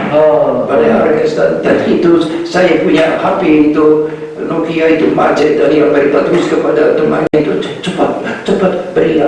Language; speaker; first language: Indonesian; non-native, fluent; Hungarian